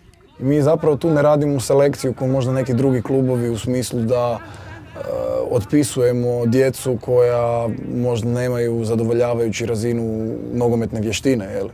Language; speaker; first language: Croatian; native; Croatian